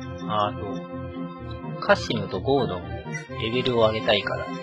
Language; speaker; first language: Japanese; native; Japanese